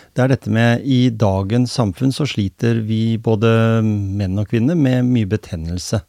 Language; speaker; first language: Norwegian; native; Norwegian